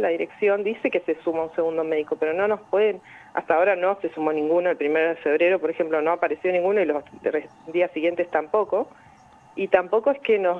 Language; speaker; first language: Spanish; native; Spanish